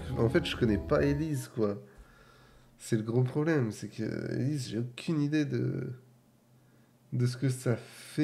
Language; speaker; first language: French; native; French